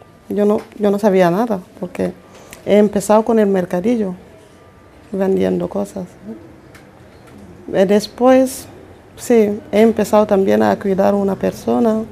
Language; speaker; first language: Spanish; non-native, fluent; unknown